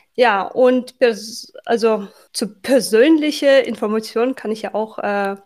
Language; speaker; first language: German; non-native, fluent; Russian